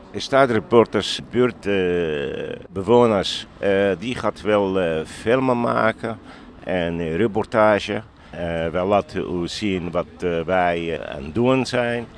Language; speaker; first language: Dutch; non-native, learner; Arabic